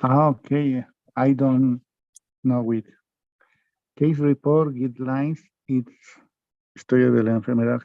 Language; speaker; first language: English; non-native, learner; Spanish